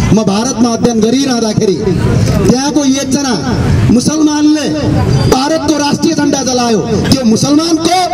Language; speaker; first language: Nepali; native; Nepali